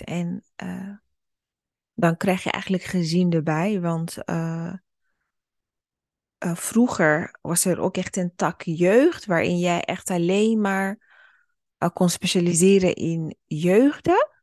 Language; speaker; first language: Dutch; early bilingual, other home language; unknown